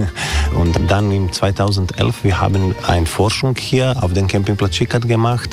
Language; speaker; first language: German; non-native, learner; Croatian